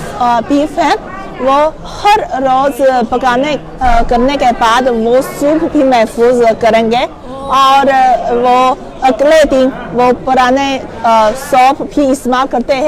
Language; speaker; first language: Hindi; non-native, learner; Chinese